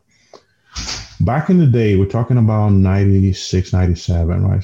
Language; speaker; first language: English; non-native, fluent; Spanish